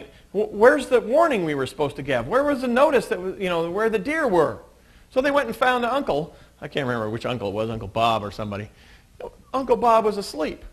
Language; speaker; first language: English; native; English